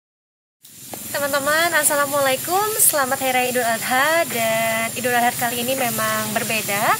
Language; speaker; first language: Indonesian; native; Indonesian